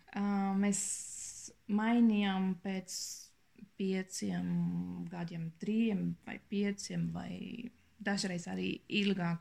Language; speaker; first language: Latvian; non-native, learner; German